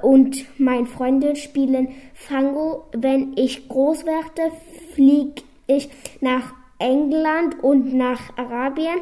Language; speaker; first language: German; non-native, local second language; Arabic